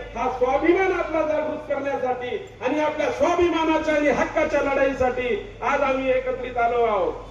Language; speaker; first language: Marathi; non-native, local second language; Lambadi